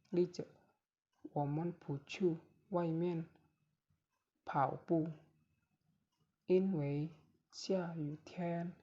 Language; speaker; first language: Chinese; non-native, learner; Indonesian